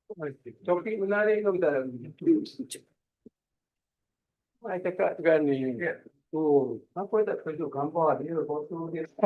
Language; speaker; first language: Malay; native; Malay